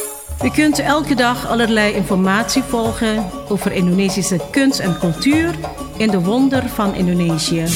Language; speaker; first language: Dutch; non-native, fluent; Indonesian